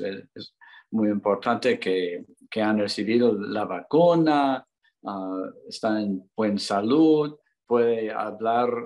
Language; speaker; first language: Spanish; non-native, learner; English